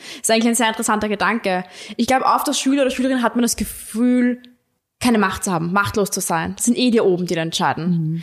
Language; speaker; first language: German; native; German